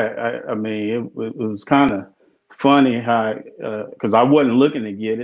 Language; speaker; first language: English; native; English